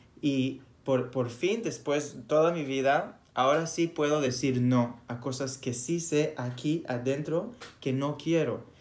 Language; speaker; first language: Spanish; non-native, fluent; Hebrew